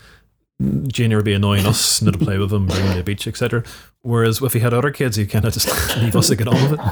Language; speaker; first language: English; native; English